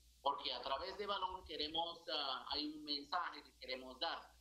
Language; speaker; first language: Spanish; non-native, fluent; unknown